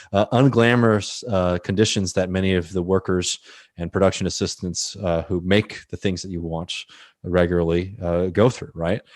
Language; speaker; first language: English; native; English